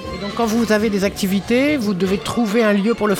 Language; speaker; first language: French; native; French